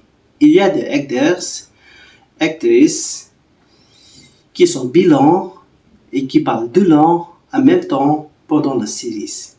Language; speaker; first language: French; non-native, learner; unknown